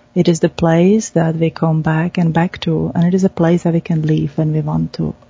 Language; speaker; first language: English; non-native, fluent; Czech